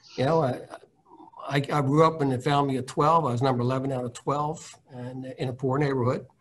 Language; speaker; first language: English; native; English